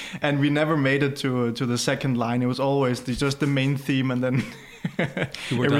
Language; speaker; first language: English; non-native, fluent; Danish